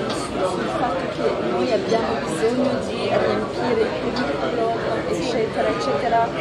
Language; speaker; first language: Italian; non-native, fluent; French